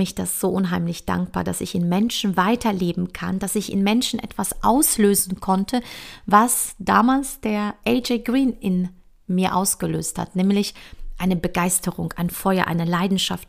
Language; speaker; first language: German; early bilingual, other home language; Polish